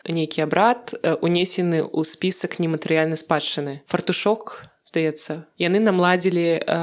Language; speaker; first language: Belarusian; non-native, local second language; Russian